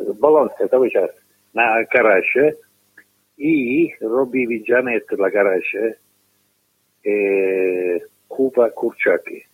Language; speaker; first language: Polish; non-native, learner; Italian